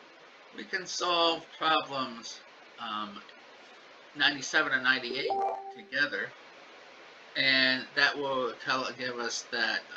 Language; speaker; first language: English; native; English